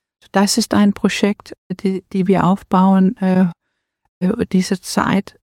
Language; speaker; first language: German; non-native, learner; Danish